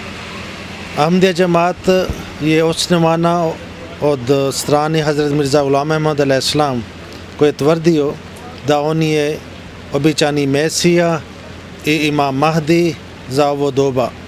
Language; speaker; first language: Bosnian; non-native, learner; Urdu